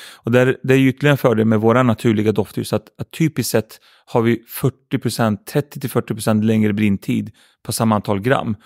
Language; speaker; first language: Swedish; early bilingual, other home language; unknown